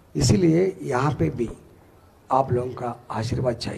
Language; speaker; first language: Hindi; non-native, local second language; Telugu